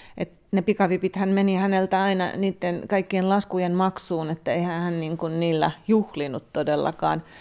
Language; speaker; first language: Finnish; native; Finnish